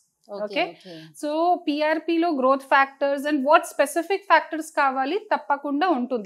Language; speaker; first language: Telugu; non-native, fluent; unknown